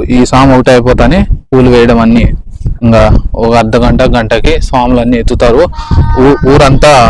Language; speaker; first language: Telugu; native; Telugu